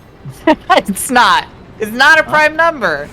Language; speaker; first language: English; native; English